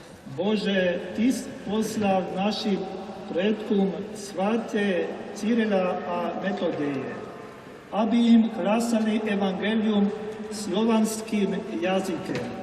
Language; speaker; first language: Czech; non-native, learner; Croatian